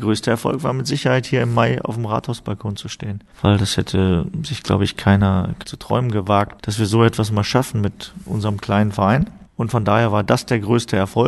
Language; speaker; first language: German; native; German